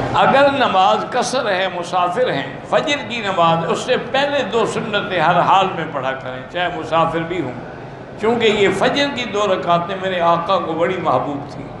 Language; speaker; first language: Urdu; native; Urdu